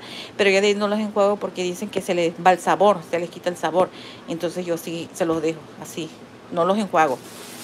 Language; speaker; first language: Spanish; native; Spanish